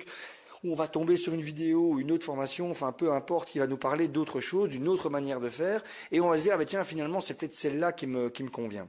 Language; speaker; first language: French; native; French